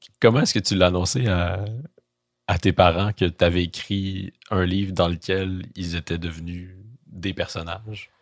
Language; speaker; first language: French; native; French